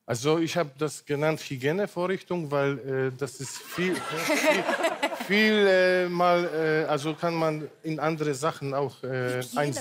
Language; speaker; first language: German; non-native, local second language; Polish